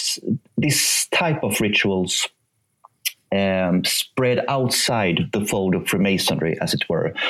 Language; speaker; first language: English; non-native, fluent; Swedish